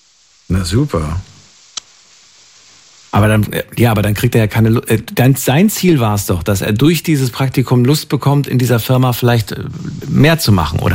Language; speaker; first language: German; native; German